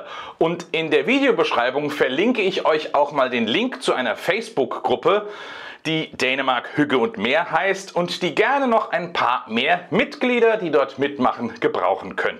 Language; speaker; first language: German; native; German